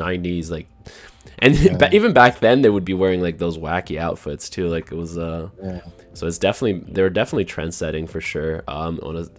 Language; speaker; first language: English; native; English